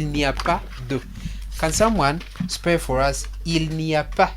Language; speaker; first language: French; non-native, fluent; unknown